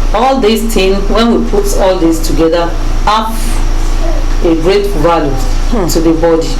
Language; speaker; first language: English; non-native, local second language; Yoruba